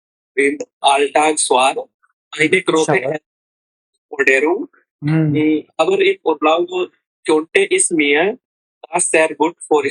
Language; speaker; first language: German; non-native, learner; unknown